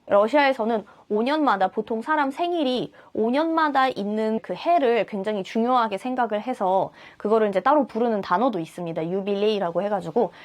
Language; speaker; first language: Korean; non-native, fluent; Russian